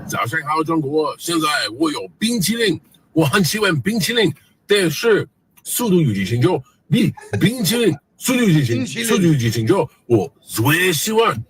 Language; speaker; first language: Chinese; non-native, learner; English